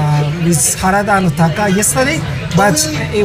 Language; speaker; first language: English; non-native, learner; Japanese